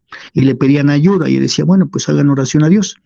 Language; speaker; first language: Spanish; native; Spanish